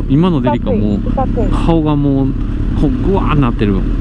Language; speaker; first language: Japanese; native; Japanese